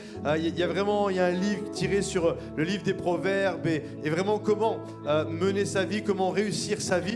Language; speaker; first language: French; native; French